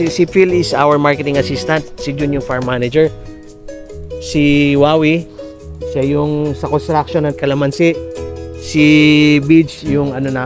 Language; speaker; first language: Filipino; native; Filipino